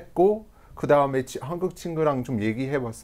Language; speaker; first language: Korean; non-native, fluent; English